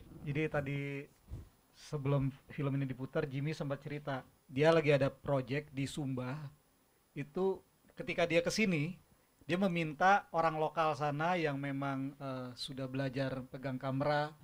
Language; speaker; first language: Indonesian; native; Indonesian